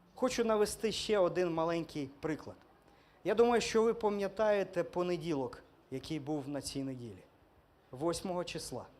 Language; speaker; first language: Ukrainian; non-native, local second language; Russian